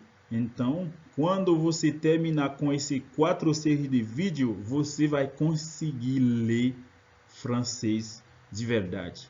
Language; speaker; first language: Portuguese; non-native, fluent; French